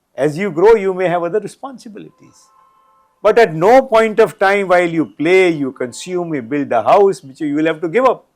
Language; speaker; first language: English; non-native, local second language; Gujarati